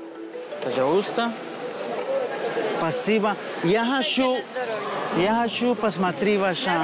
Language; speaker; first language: Russian; non-native, learner; Spanish